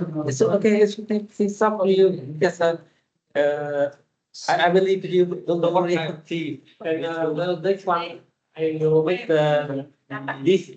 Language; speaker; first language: English; non-native, learner; Vietnamese